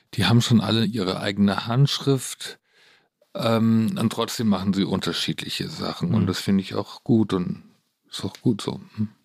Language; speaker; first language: German; native; German